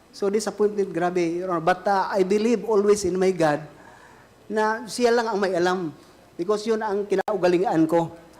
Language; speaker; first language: Filipino; non-native, local second language; Cebuano